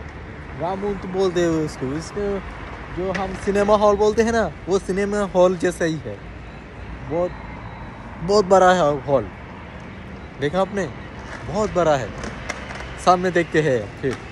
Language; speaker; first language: Hindi; non-native, learner; Bangla